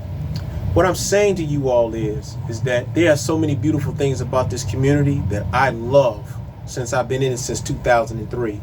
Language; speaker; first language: English; native; English